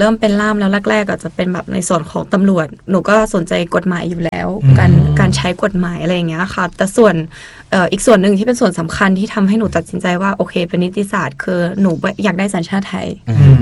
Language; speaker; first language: Thai; non-native, local second language; Russian